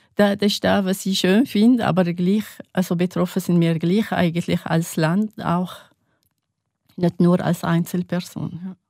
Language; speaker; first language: German; non-native, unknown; Arabic